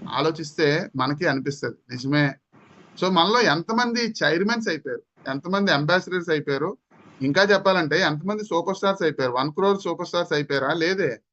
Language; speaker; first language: Telugu; native; Telugu